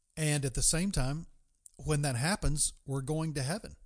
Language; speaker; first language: English; native; English